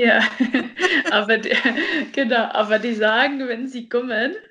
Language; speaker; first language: German; non-native, fluent; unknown